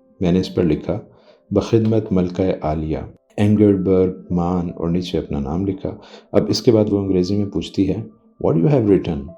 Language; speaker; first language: Urdu; non-native, local second language; Punjabi